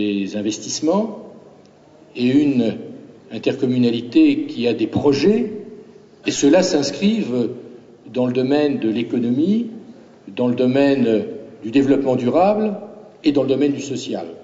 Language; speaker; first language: French; native; French